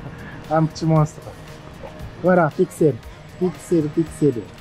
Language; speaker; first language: French; non-native, fluent; Japanese